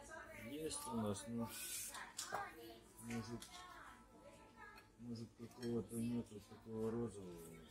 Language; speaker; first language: Russian; native; Russian